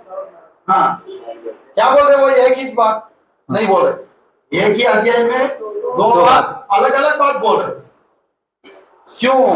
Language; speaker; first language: Hindi; non-native, local second language; Telugu